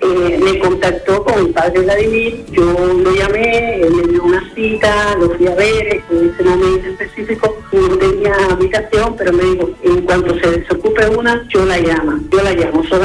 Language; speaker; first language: Spanish; native; Spanish